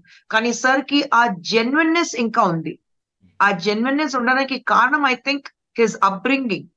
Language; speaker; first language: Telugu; non-native, fluent; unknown